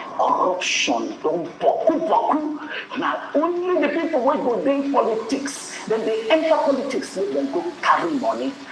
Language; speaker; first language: Nigerian Pidgin; native; Nigerian Pidgin